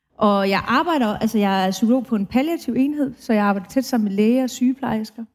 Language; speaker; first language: Danish; native; Danish